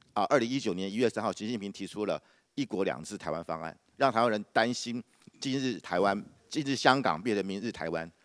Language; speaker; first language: Chinese; native; Chinese